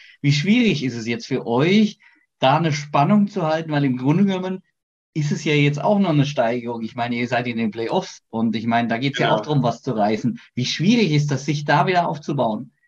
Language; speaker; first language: German; native; German